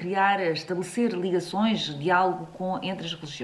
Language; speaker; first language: Portuguese; native; Portuguese